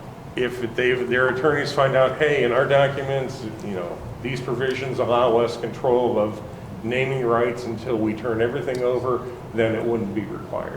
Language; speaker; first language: English; native; English